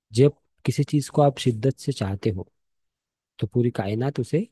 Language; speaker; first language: Hindi; non-native, local second language; Marathi